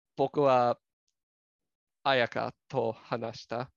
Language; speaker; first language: Japanese; non-native, learner; English